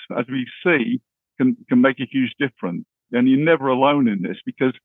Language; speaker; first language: English; native; English